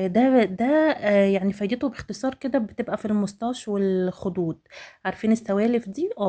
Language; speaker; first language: Arabic; native; Arabic